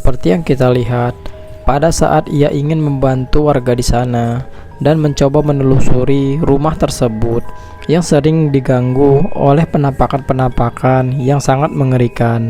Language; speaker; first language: Indonesian; native; Indonesian